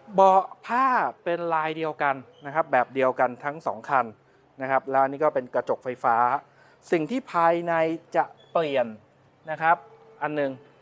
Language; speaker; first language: Thai; native; Thai